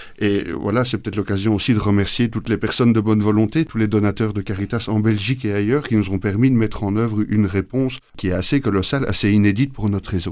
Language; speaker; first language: French; native; French